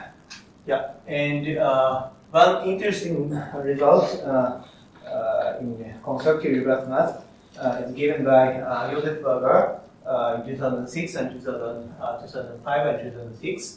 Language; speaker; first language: English; non-native, fluent; Japanese